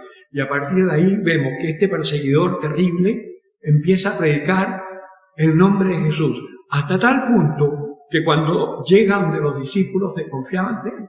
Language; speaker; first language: Spanish; native; Spanish